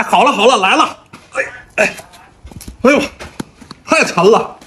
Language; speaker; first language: Chinese; native; Chinese